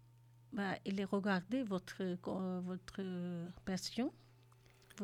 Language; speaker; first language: French; non-native, learner; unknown